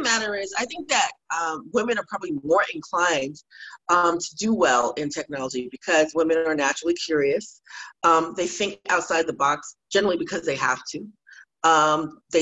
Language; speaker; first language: English; native; English